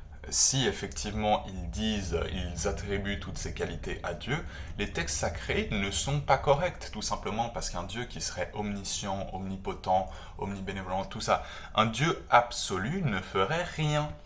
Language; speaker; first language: French; native; French